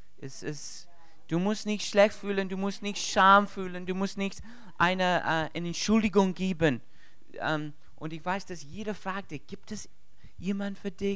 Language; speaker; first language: German; non-native, learner; English